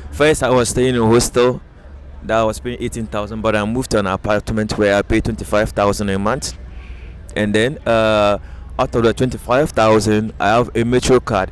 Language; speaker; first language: English; native; English